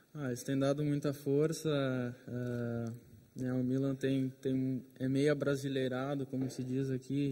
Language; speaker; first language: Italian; non-native, learner; Portuguese